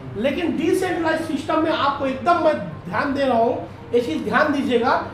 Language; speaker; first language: Hindi; native; Hindi